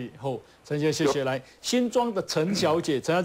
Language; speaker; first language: Chinese; native; Chinese